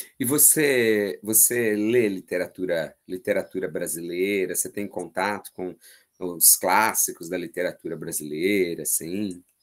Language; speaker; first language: Portuguese; native; Portuguese